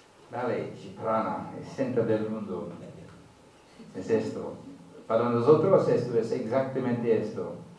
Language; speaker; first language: Spanish; non-native, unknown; English